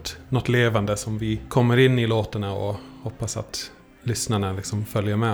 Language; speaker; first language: Swedish; non-native, fluent; English